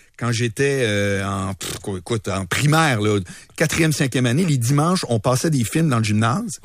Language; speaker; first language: French; native; French